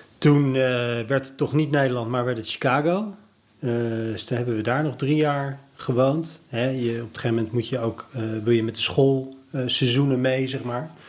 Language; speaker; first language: Dutch; native; Dutch